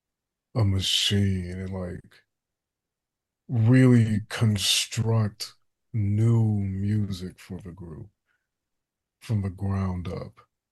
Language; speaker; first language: English; native; English